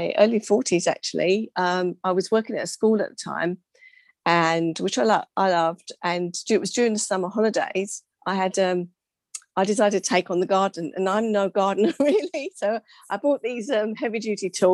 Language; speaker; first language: English; native; English